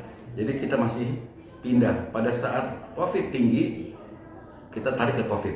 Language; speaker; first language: Indonesian; native; Indonesian